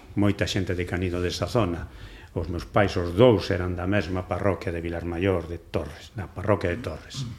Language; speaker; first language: Galician; non-native, local second language; Spanish